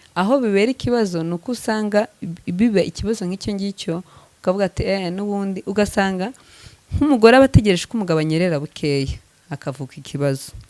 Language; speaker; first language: Kinyarwanda; native; Kinyarwanda